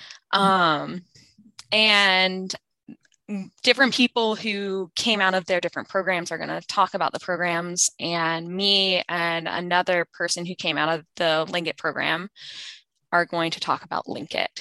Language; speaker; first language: English; native; English